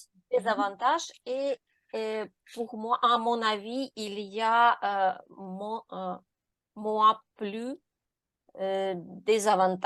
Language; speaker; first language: French; non-native, learner; Ukrainian